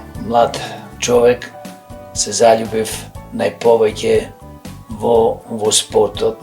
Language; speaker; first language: Macedonian; native; Macedonian